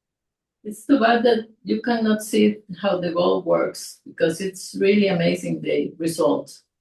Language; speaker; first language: English; non-native, fluent; Spanish